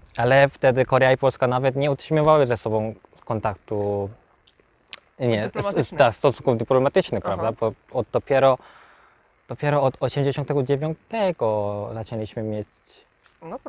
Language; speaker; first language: Polish; non-native, learner; Korean